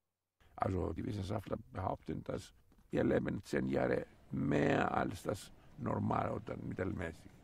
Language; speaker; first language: German; non-native, fluent; Greek